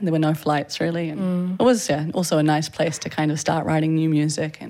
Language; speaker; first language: English; native; English